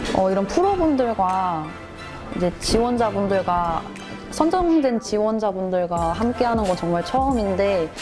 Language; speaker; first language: Korean; native; Korean